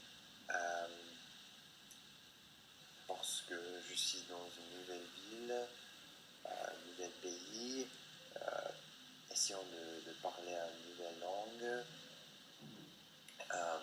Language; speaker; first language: French; non-native, learner; English